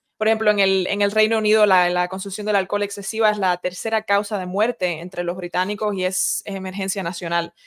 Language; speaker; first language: Spanish; early bilingual, heritage; Spanish